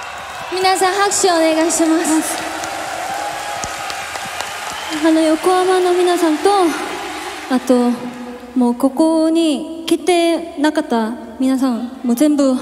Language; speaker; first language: Japanese; non-native, fluent; Korean